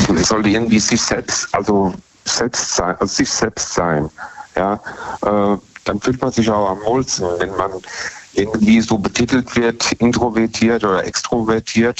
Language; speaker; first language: German; native; German